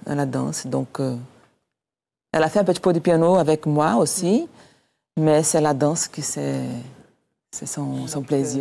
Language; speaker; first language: French; non-native, fluent; Portuguese